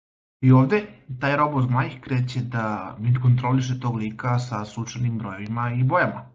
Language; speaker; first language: Bosnian; native; Bosnian